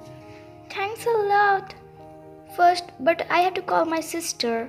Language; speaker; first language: English; non-native, learner; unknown